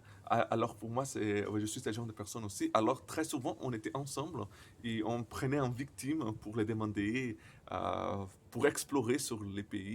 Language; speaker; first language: French; non-native, learner; Portuguese